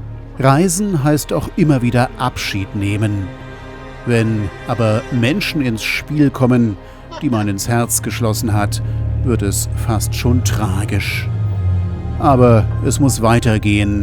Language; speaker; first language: German; native; German